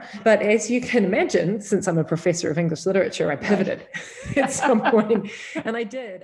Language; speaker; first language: English; native; English